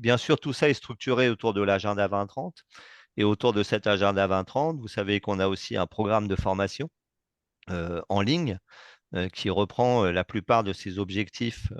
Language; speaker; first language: French; native; French